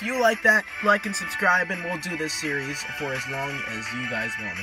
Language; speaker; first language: English; native; English